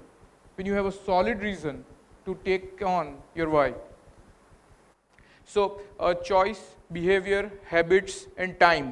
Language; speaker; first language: English; non-native, local second language; Gujarati